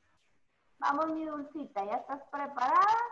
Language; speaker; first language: Spanish; native; Spanish